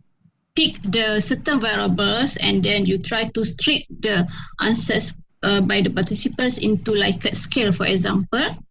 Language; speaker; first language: English; non-native, fluent; Malay